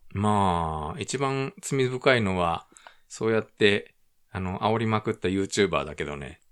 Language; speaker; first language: Japanese; native; Japanese